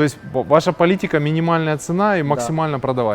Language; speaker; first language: Russian; native; Russian